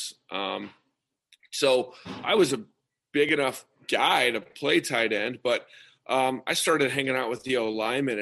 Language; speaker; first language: English; native; English